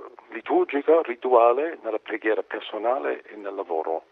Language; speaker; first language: Italian; non-native, fluent; English